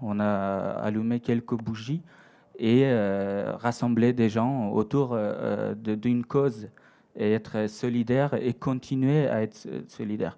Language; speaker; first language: French; non-native, fluent; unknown